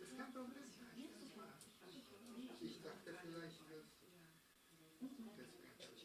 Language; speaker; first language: German; non-native, learner; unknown